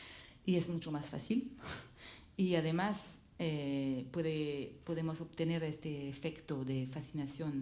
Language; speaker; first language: Spanish; non-native, learner; French